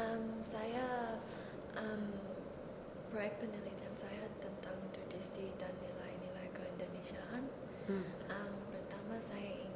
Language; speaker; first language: Indonesian; early bilingual, heritage; Indonesian